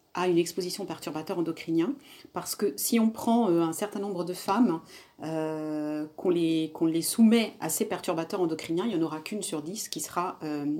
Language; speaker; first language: French; native; French